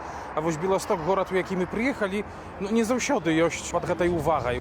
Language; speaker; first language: Polish; non-native, learner; Belarusian